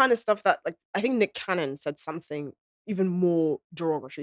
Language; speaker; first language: English; non-native, local second language; Akan